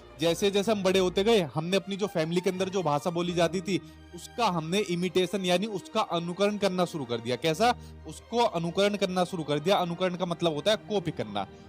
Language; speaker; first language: Hindi; native; Hindi